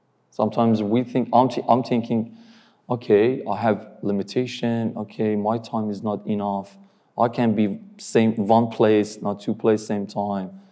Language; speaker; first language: English; non-native, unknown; Persian